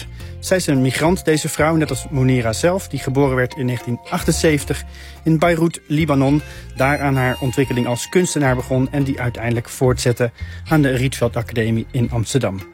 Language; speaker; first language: Dutch; native; Dutch